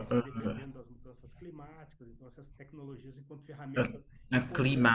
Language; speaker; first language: Portuguese; native; Portuguese